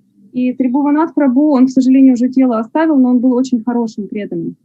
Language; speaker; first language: Russian; native; Russian